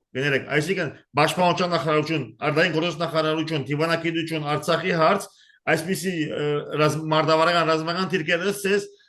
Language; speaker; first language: Armenian; early bilingual, heritage; Armenian